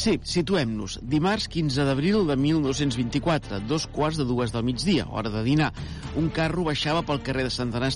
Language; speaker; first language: Catalan; native; Catalan